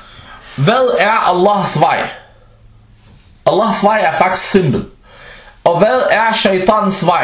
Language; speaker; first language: Danish; early bilingual, other home language; Arabic